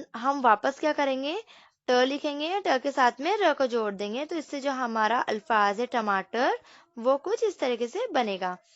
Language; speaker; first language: Hindi; native; Hindi